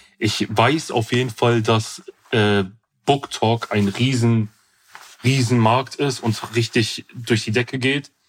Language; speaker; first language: German; early bilingual, other home language; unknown